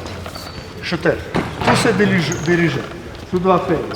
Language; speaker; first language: French; non-native, learner; Serbian